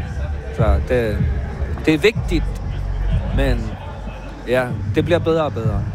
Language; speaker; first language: Danish; non-native, local second language; Kalaallisut